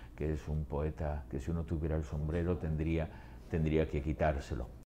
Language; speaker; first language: Spanish; native; Spanish